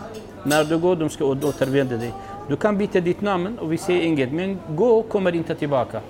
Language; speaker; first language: Swedish; non-native, learner; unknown